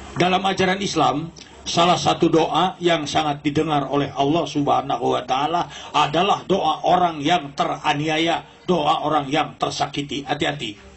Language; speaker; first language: Indonesian; non-native, local second language; Sundanese